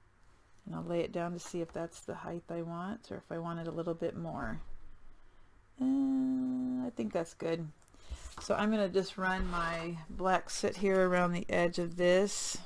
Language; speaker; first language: English; native; English